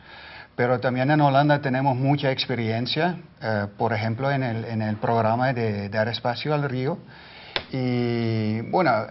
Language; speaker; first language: Spanish; non-native, fluent; Dutch